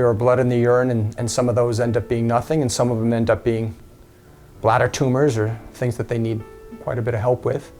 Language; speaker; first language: English; native; English